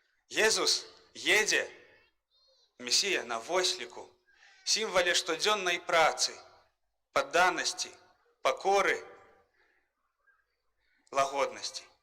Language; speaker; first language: Belarusian; native; Belarusian